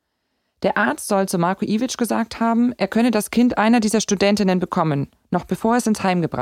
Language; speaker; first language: German; native; German